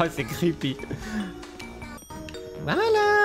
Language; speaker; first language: French; native; French